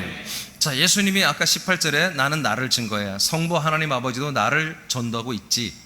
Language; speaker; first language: Korean; native; Korean